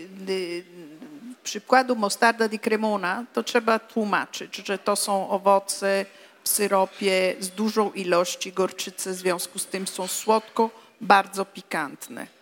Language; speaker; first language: Polish; non-native, fluent; Italian